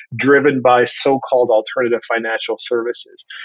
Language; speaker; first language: English; native; English